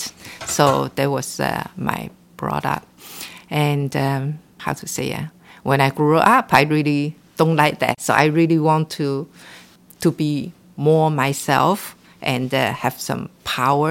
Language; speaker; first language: English; non-native, local second language; Cantonese